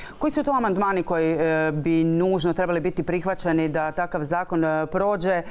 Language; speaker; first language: Croatian; native; Croatian